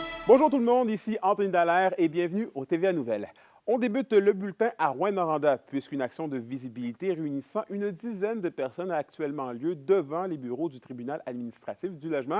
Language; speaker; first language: French; native; French